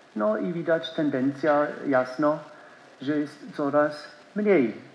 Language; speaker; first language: Polish; non-native, learner; German